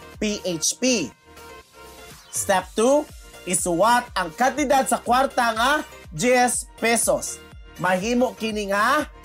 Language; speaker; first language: Cebuano; native; Cebuano